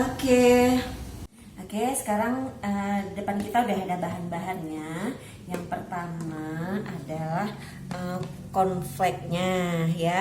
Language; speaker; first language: Indonesian; native; Indonesian